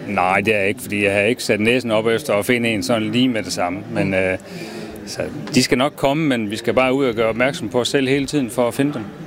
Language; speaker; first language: Danish; native; Danish